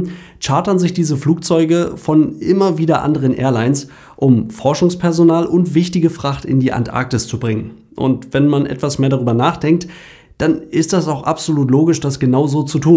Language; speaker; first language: German; native; German